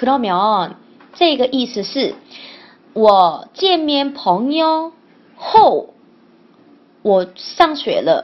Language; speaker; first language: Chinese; non-native, learner; Korean